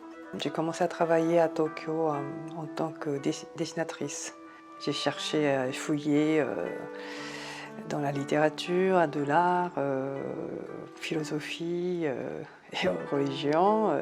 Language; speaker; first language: French; non-native, fluent; Japanese